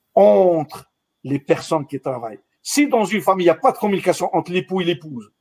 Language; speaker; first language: French; non-native, local second language; Arabic